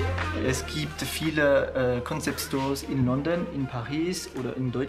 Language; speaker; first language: German; non-native, fluent; French